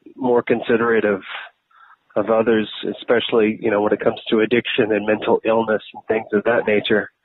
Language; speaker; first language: English; native; English